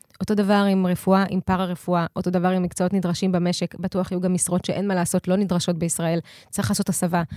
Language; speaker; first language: Hebrew; early bilingual, other home language; Russian